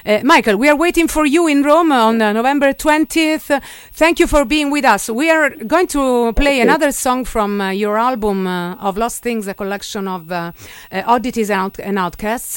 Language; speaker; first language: English; non-native, fluent; Italian